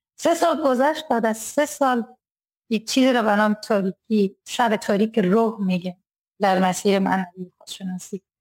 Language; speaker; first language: Persian; native; Persian